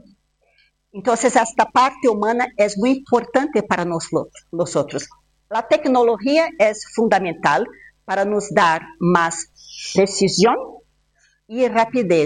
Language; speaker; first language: Spanish; non-native, fluent; Portuguese